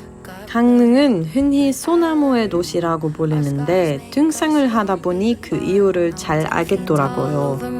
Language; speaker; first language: Korean; non-native, learner; German